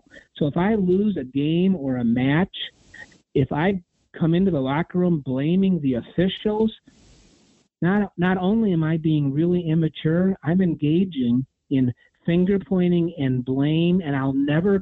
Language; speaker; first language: English; native; English